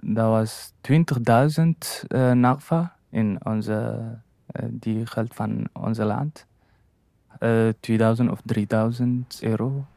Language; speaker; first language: Dutch; non-native, learner; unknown